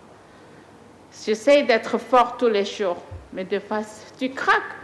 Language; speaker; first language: French; non-native, learner; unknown